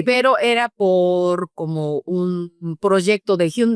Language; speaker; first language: Spanish; non-native, fluent; Korean